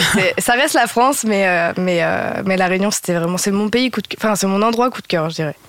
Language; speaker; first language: French; native; French